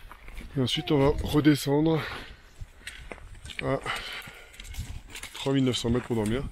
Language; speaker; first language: French; native; French